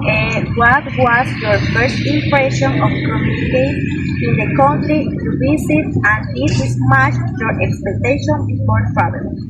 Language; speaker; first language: English; non-native, fluent; Spanish